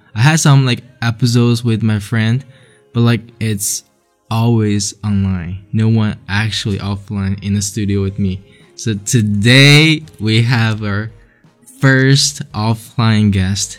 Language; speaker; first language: English; non-native, fluent; Chinese